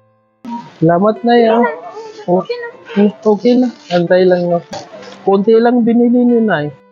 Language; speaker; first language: Filipino; non-native, learner; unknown